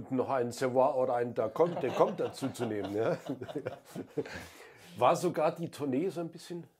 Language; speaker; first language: German; native; German